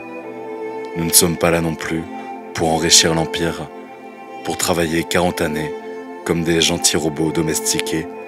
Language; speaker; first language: French; native; French